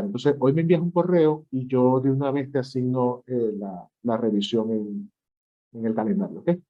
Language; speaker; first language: Spanish; native; Spanish